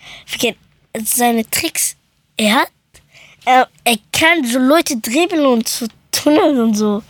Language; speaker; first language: German; early bilingual, other home language; Persian